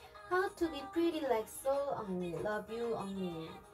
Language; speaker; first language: English; non-native, learner; Korean